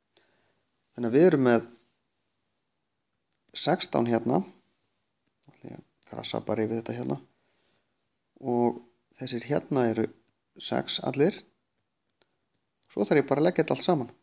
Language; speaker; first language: Icelandic; native; Icelandic